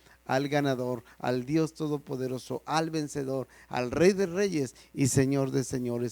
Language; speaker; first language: Spanish; native; Spanish